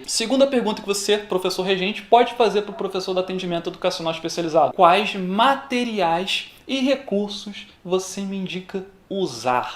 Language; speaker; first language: Portuguese; native; Portuguese